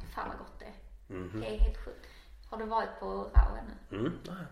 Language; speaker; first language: Swedish; native; Swedish